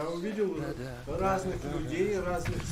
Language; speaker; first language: Russian; native; Russian